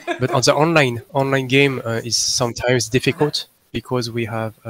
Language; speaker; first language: English; non-native, learner; French